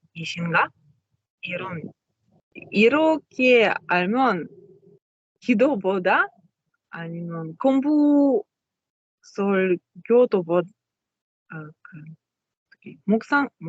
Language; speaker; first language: Korean; non-native, learner; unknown